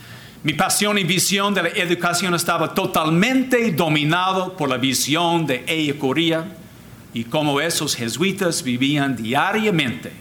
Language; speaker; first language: Spanish; non-native, fluent; English